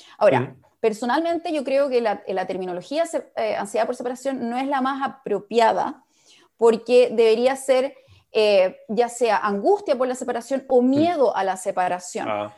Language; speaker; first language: Spanish; native; Spanish